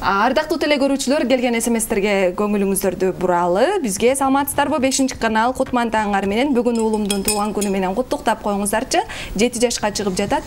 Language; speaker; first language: Kyrgyz; native; Kyrgyz